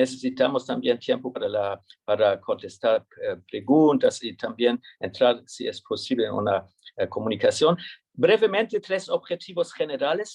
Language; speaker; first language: Spanish; non-native, fluent; German